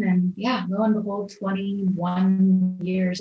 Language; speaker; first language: English; native; English